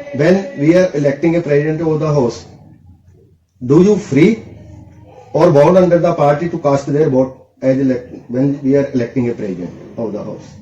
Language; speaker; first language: English; non-native, local second language; Punjabi